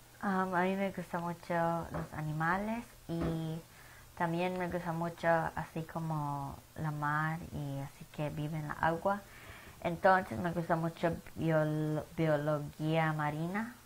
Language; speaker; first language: Spanish; early bilingual, heritage; Spanish